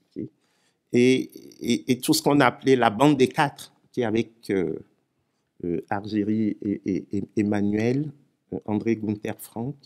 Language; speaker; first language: French; non-native, local second language; Ewe